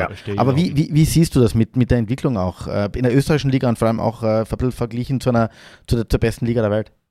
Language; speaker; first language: German; native; German